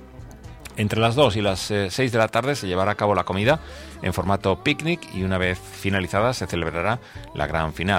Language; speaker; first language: Spanish; native; Spanish